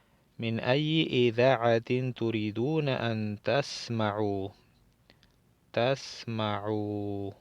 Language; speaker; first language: Arabic; non-native, fluent; Spanish